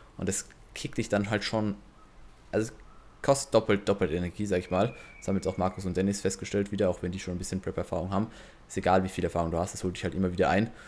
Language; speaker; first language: German; native; German